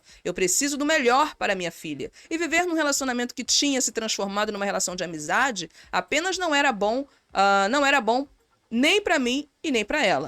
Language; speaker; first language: Portuguese; native; Portuguese